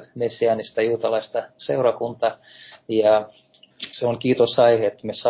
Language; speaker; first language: Finnish; non-native, fluent; Russian